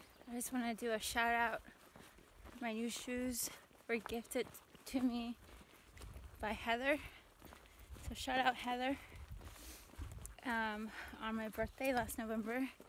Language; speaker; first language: English; early bilingual, other home language; Spanish